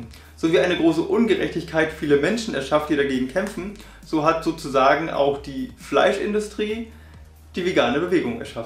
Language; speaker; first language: German; native; German